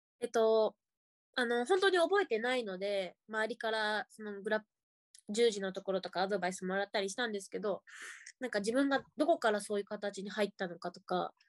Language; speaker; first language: Japanese; native; Japanese